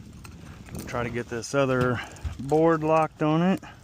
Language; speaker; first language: English; native; English